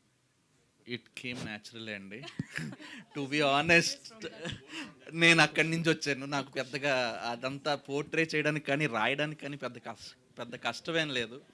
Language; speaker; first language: Telugu; native; Telugu